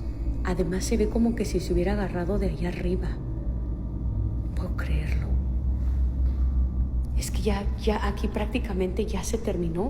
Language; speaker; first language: Spanish; native; Spanish